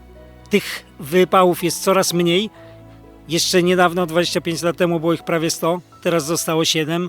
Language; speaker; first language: Polish; native; Polish